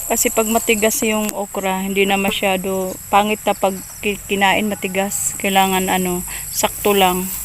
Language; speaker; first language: Filipino; native; Filipino